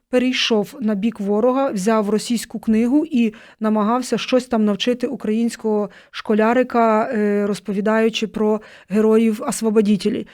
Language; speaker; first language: Ukrainian; native; Ukrainian